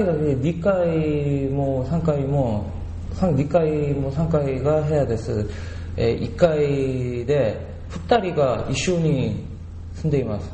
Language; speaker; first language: Japanese; non-native, learner; Korean